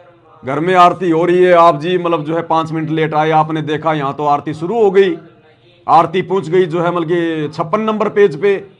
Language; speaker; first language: Hindi; native; Hindi